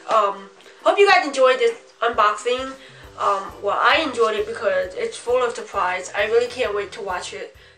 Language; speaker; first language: English; early bilingual, other home language; Chinese